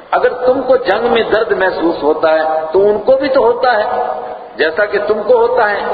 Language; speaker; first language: Urdu; non-native, local second language; Punjabi